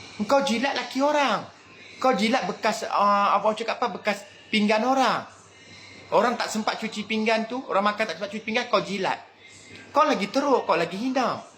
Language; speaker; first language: Malay; native; Malay